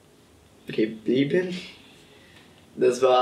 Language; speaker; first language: German; non-native, learner; Portuguese